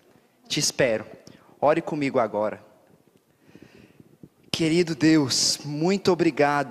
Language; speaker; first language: Portuguese; native; Portuguese